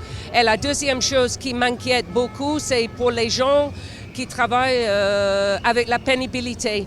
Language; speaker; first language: French; non-native, fluent; English